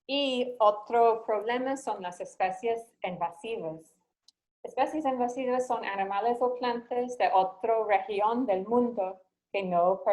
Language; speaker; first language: Spanish; non-native, fluent; English